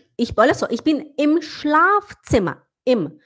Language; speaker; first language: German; non-native, fluent; Portuguese